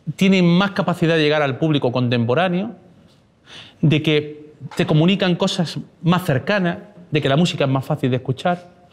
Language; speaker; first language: Spanish; native; Spanish